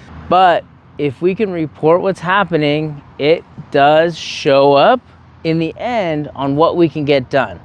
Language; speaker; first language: English; native; English